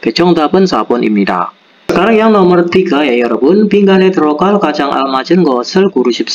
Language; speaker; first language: Korean; non-native, fluent; Indonesian